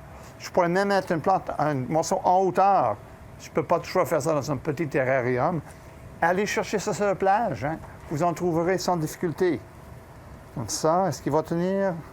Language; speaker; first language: French; native; French